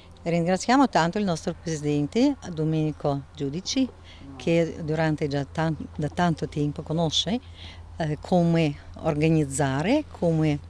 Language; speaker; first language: Italian; non-native, learner; Russian